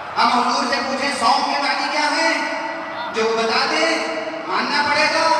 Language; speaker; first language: Urdu; native; Urdu